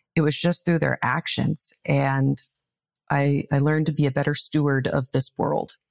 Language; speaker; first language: English; native; English